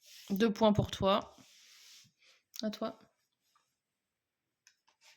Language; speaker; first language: French; native; French